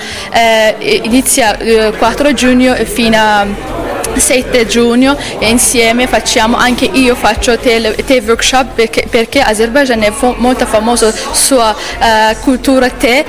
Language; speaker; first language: Italian; non-native, learner; Azerbaijani